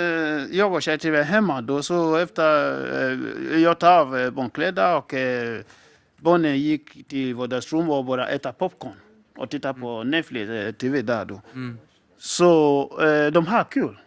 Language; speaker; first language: Swedish; non-native, fluent; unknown